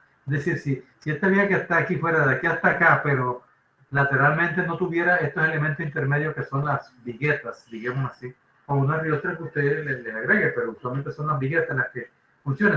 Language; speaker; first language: Spanish; native; Spanish